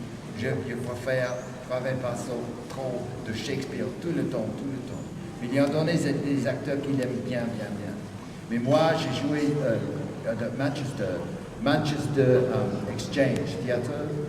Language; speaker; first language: French; non-native, fluent; English